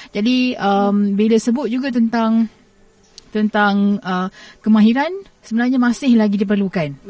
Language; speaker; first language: Malay; native; Malay